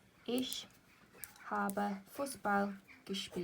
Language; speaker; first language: German; non-native, fluent; English